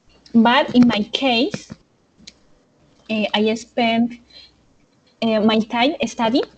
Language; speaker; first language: English; non-native, learner; Spanish